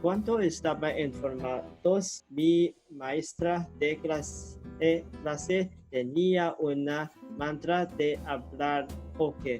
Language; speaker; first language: Spanish; non-native, learner; Cantonese